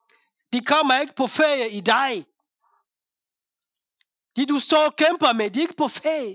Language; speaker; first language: Danish; non-native, fluent; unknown